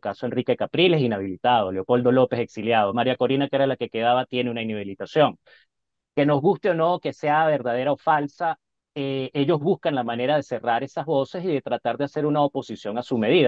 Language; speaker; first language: Spanish; native; Spanish